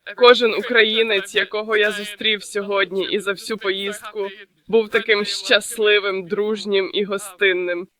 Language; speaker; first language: Ukrainian; non-native, fluent; English